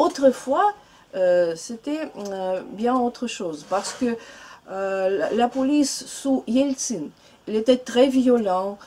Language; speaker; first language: French; non-native, learner; Russian